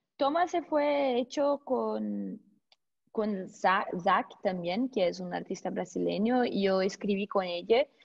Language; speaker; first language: Spanish; non-native, learner; Portuguese